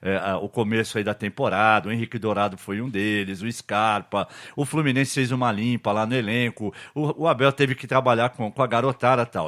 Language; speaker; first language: Portuguese; native; Portuguese